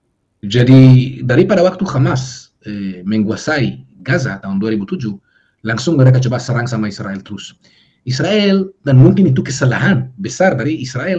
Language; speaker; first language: Indonesian; non-native, fluent; Hebrew